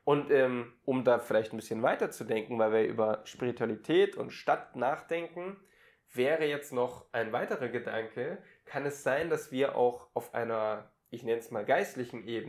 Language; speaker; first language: German; native; German